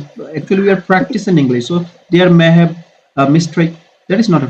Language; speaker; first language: English; non-native, fluent; Bangla